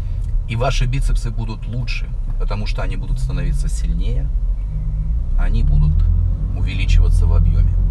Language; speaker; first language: Russian; native; Russian